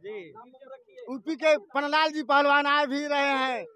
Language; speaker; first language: Hindi; native; Hindi